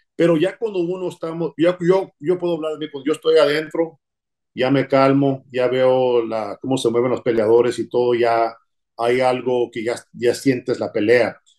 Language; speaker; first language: Spanish; early bilingual, heritage; Spanish